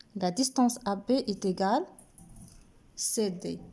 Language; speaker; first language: French; non-native, local second language; Arabic